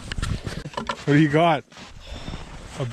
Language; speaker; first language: English; native; English